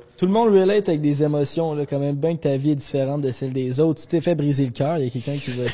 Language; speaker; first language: French; native; French